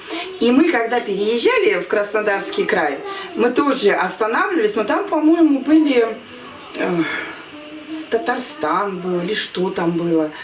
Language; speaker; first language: Russian; native; Russian